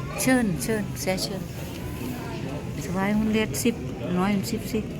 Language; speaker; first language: German; non-native, learner; Thai